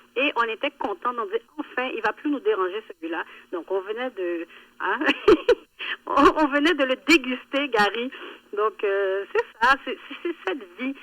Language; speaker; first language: French; early bilingual, other home language; Haitian Creole